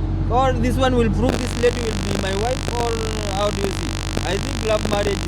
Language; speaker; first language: English; non-native, learner; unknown